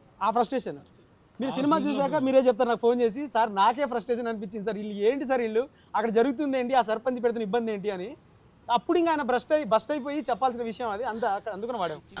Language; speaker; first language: Telugu; native; Telugu